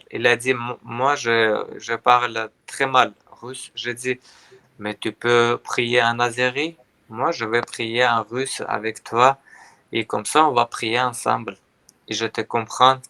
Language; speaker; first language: French; non-native, fluent; Armenian